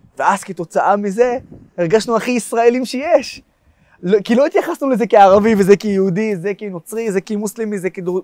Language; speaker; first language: Hebrew; non-native, local second language; Arabic